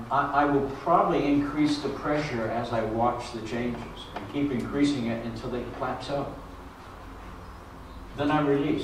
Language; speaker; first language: English; native; English